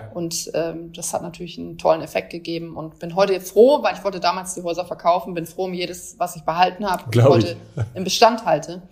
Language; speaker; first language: German; native; German